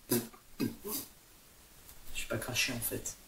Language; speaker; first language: French; native; French